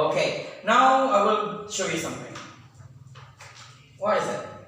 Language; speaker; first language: English; non-native, learner; Indonesian